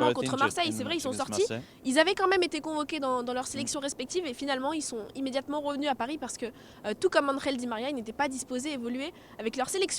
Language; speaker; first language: French; native; French